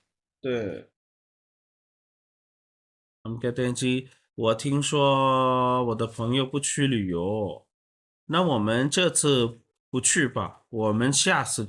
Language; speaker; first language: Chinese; non-native, fluent; Urdu